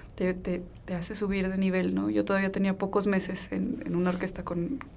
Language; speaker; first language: Spanish; native; Spanish